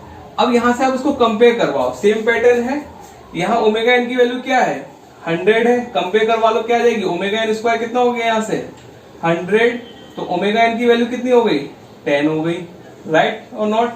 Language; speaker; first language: Hindi; native; Hindi